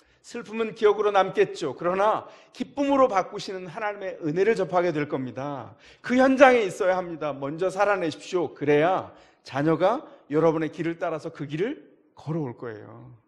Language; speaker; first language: Korean; native; Korean